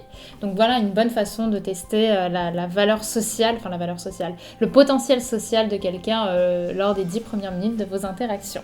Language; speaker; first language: French; native; French